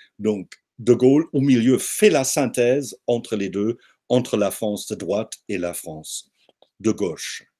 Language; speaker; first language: French; non-native, fluent; German